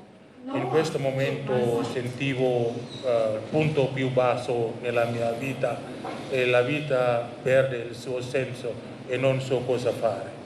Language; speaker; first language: Italian; non-native, learner; Indonesian